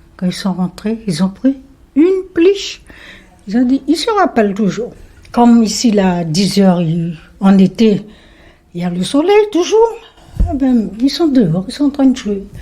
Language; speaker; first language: French; non-native, local second language; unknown